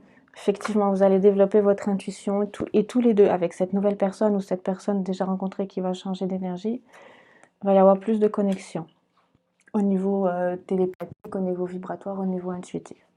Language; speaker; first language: French; native; French